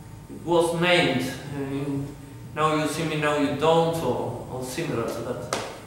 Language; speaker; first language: English; non-native, fluent; Spanish